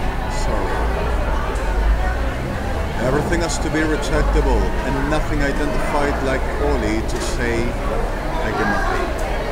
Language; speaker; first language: English; non-native, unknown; Spanish